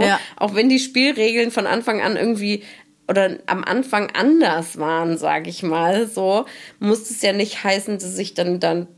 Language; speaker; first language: German; native; German